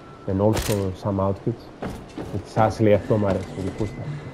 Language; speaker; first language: English; non-native, learner; Greek